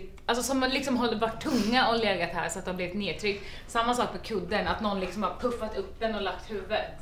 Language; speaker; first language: Swedish; native; Swedish